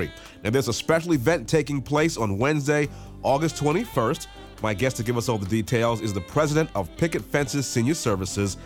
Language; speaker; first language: English; native; English